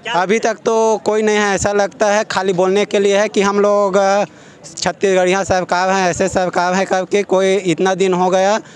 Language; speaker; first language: Hindi; native; Hindi